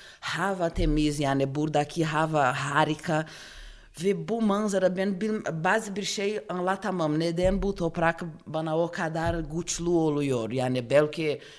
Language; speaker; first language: Turkish; non-native, learner; Portuguese